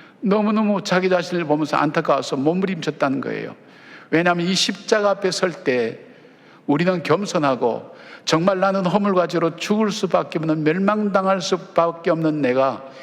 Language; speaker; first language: Korean; native; Korean